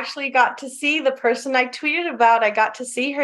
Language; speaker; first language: English; early bilingual, other home language; Spanish